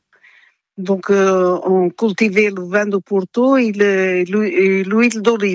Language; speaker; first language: French; non-native, fluent; Portuguese